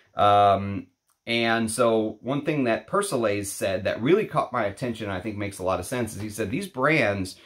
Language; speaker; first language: English; non-native, fluent; Arabic